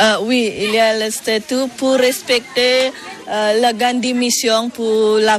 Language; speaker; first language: French; non-native, learner; Balinese